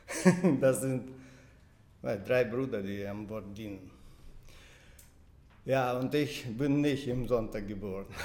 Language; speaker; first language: German; non-native, fluent; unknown